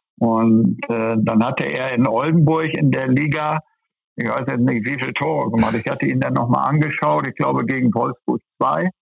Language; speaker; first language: German; native; German